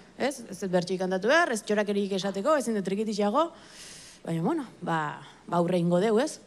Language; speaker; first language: Basque; native; Basque